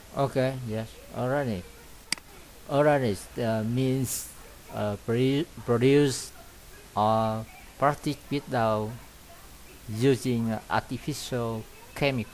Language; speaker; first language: English; non-native, learner; Vietnamese